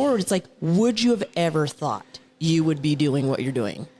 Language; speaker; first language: English; native; English